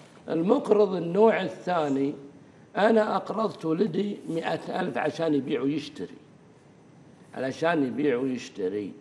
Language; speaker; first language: Arabic; native; Arabic